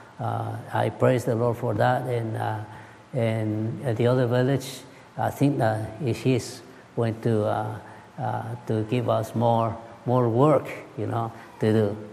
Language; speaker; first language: English; non-native, learner; Spanish